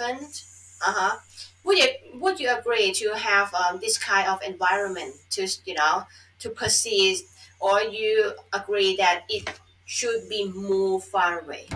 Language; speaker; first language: English; non-native, fluent; Thai